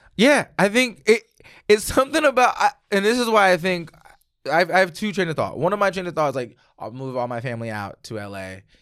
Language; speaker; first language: English; native; English